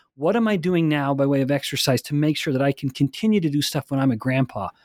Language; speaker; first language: English; native; English